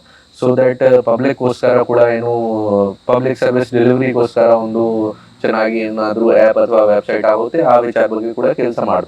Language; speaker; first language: Kannada; non-native, local second language; Hindi